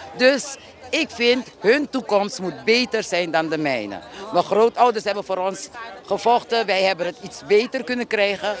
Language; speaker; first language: Dutch; native; Dutch